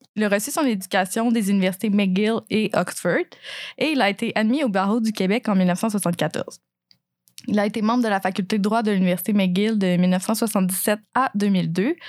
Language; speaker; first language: French; native; French